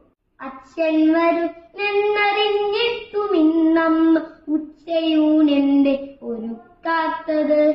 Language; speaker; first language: Malayalam; native; Malayalam